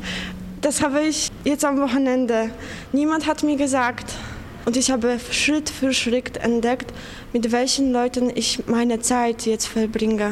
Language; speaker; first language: German; non-native, fluent; Polish